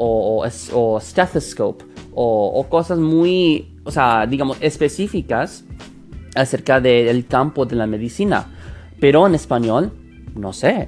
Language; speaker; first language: Spanish; non-native, fluent; English